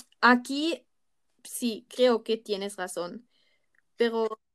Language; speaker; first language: Spanish; non-native, learner; German